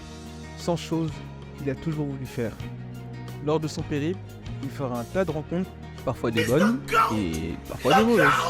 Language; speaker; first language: French; native; French